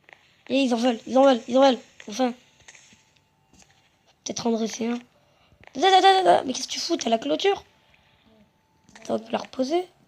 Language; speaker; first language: French; native; French